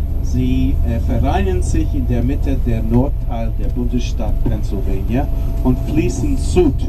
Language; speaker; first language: German; non-native, learner; English